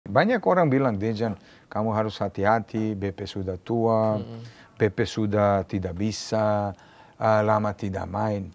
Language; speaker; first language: Indonesian; non-native, learner; Serbian